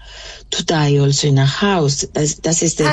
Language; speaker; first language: English; non-native, local second language; Spanish